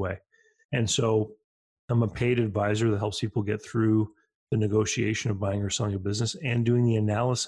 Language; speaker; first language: English; native; English